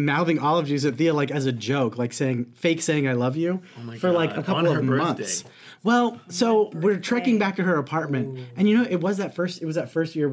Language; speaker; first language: English; native; English